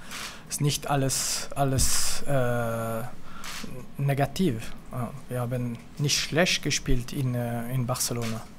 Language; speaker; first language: German; non-native, fluent; French